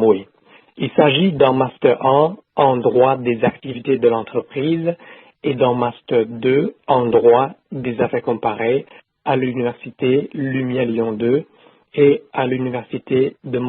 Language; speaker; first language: French; non-native, fluent; Khmer